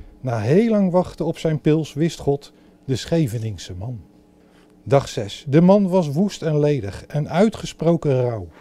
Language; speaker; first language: Dutch; native; Dutch